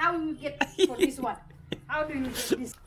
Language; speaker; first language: English; non-native, learner; Wolof